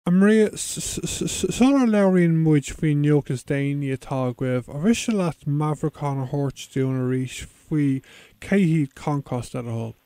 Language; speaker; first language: Irish; non-native, local second language; English